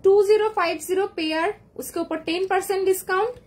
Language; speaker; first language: Hindi; non-native, local second language; Bangla